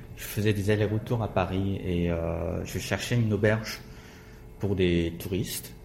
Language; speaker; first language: French; non-native, fluent; Korean